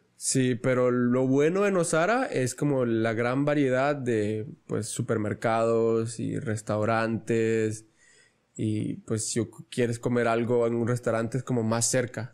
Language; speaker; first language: Spanish; native; Spanish